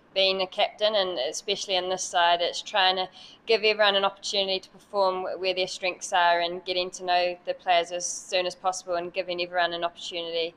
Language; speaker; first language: English; native; English